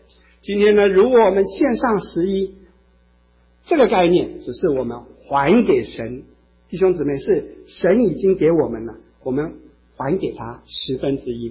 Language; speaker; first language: Chinese; native; Chinese